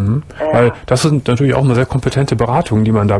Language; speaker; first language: German; native; German